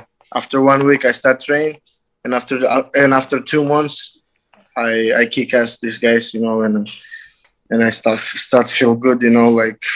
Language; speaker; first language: English; non-native, learner; Azerbaijani